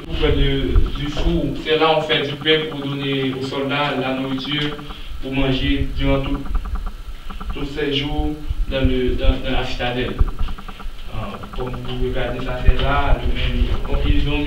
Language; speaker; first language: French; non-native, local second language; Haitian Creole